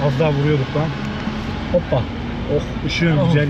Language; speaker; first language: Turkish; native; Turkish